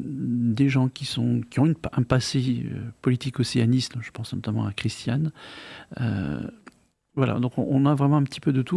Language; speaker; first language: French; native; French